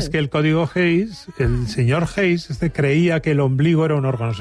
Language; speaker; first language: Spanish; native; Spanish